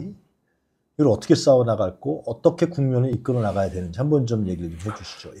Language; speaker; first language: Korean; native; Korean